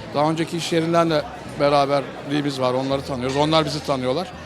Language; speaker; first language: Turkish; native; Turkish